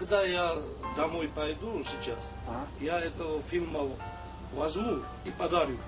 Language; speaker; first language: Russian; non-native, fluent; Georgian